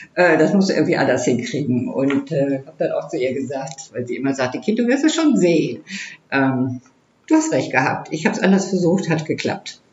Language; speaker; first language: German; native; German